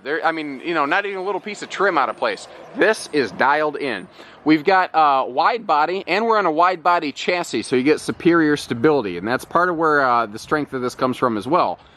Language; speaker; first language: English; native; English